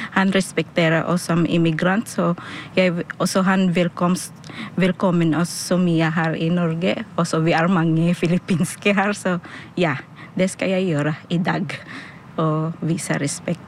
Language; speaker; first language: Norwegian; non-native, learner; Filipino